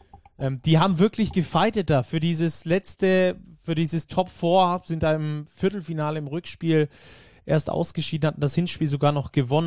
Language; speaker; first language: German; native; German